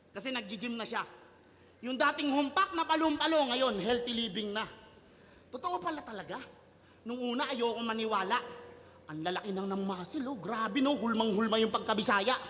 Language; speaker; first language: Filipino; native; Filipino